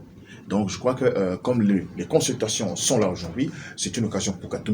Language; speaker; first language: French; non-native, local second language; Lingala